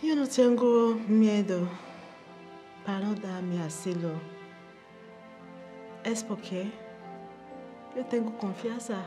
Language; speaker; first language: Spanish; non-native, learner; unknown